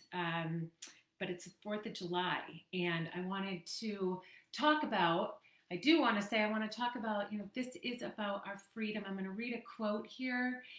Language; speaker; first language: English; native; English